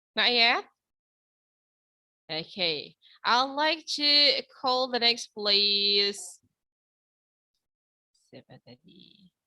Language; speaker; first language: English; non-native, fluent; Indonesian